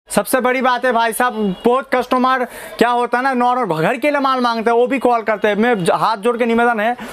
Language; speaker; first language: Hindi; non-native, local second language; Bangla